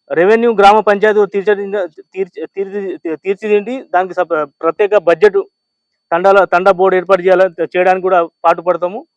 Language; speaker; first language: Telugu; non-native, local second language; Lambadi